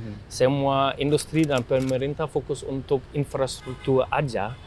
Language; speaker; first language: Indonesian; non-native, fluent; German